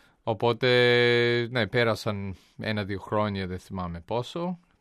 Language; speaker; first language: Greek; non-native, fluent; English